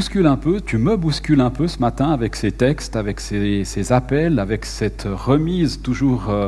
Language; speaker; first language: French; native; French